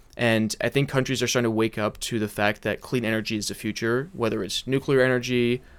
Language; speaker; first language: English; early bilingual, heritage; English